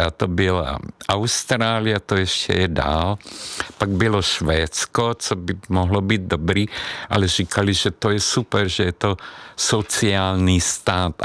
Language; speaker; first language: Czech; non-native, fluent; Hungarian